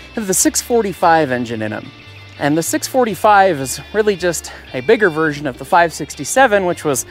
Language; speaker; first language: English; native; English